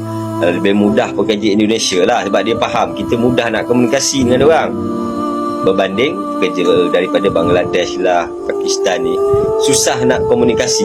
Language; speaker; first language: Malay; native; Malay